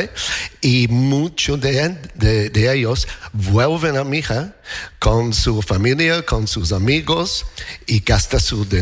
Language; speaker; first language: Spanish; non-native, learner; English